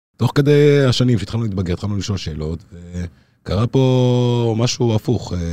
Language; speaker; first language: Hebrew; early bilingual, other home language; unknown